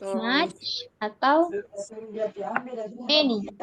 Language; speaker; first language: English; non-native, fluent; Indonesian